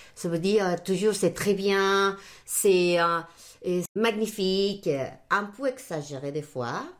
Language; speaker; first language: French; non-native, fluent; Spanish